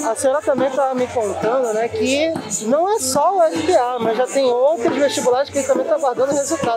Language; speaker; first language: Portuguese; native; Portuguese